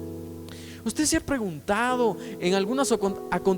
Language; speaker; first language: Spanish; native; Spanish